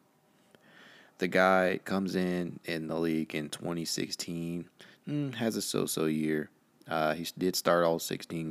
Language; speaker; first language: English; native; English